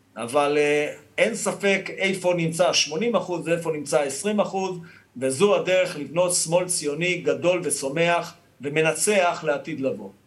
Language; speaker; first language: Hebrew; native; Hebrew